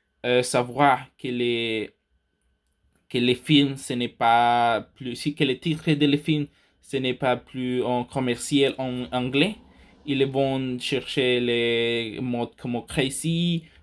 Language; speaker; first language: French; non-native, learner; Spanish